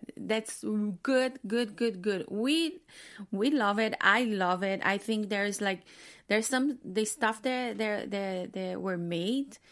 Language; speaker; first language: English; non-native, fluent; Portuguese